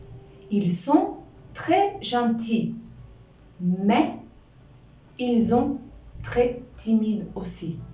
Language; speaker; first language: French; non-native, fluent; Spanish